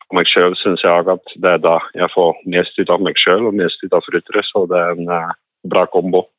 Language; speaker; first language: Norwegian; non-native, fluent; Dutch